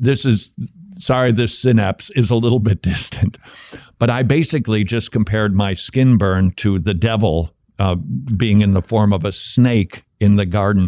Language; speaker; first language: English; native; English